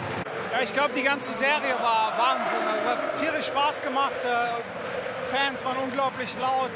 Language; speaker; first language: German; native; German